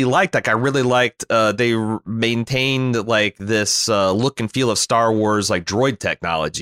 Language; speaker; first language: English; native; English